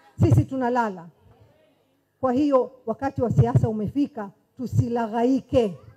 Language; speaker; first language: Swahili; native; Swahili